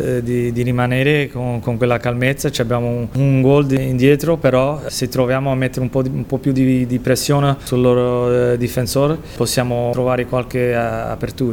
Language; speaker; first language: Italian; early bilingual, heritage; Italian